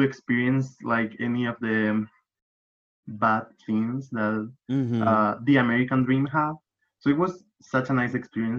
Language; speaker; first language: English; non-native, fluent; Spanish